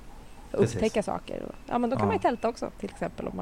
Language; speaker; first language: Swedish; native; Swedish